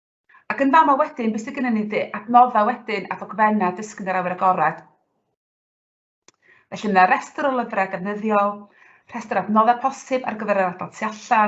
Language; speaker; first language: Welsh; native; Welsh